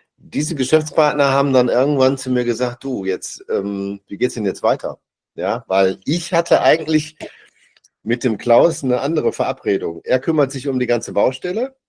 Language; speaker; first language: German; native; German